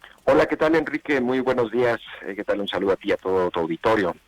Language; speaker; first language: Spanish; native; Spanish